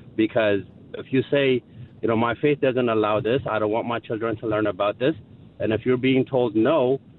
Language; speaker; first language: English; non-native, fluent; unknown